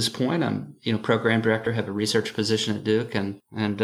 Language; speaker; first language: English; native; English